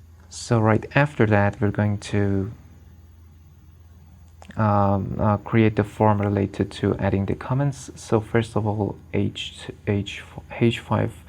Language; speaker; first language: English; non-native, fluent; Persian